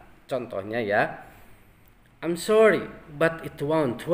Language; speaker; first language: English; non-native, fluent; Indonesian